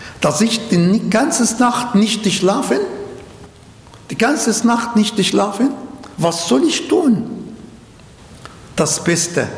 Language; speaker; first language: German; non-native, learner; Arabic